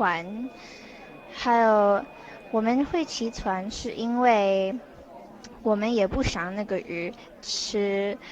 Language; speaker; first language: Chinese; non-native, learner; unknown